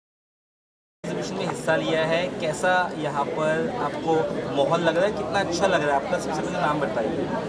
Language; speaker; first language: Hindi; native; Hindi